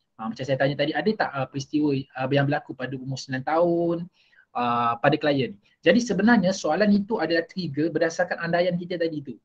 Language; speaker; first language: Malay; native; Malay